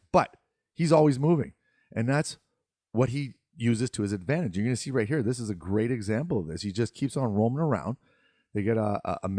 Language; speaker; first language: English; native; English